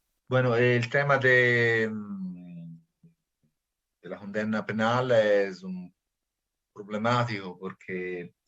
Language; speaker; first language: Spanish; non-native, fluent; Italian